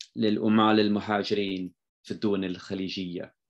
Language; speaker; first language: Arabic; non-native, fluent; English